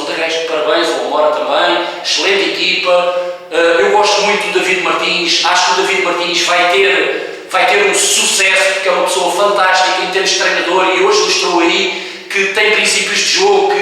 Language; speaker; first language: Portuguese; native; Portuguese